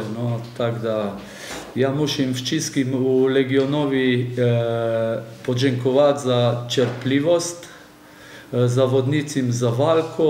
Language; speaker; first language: Polish; non-native, learner; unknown